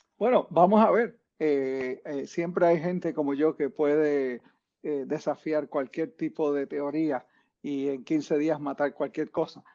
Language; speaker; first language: Spanish; native; Spanish